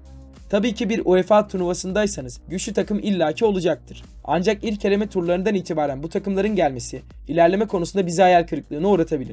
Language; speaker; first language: Turkish; native; Turkish